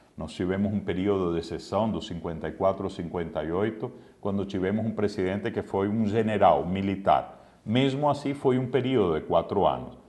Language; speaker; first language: Portuguese; non-native, fluent; Spanish